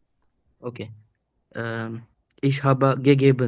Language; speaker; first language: German; non-native, learner; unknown